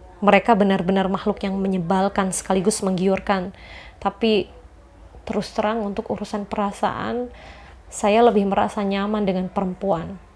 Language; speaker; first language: Indonesian; native; Indonesian